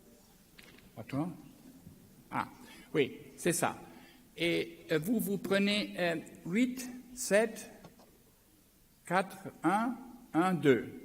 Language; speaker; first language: French; non-native, learner; German